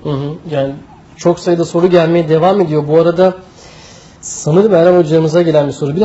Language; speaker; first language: Turkish; native; Turkish